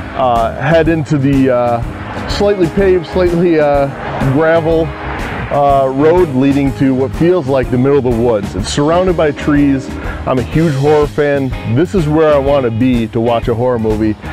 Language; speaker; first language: English; native; English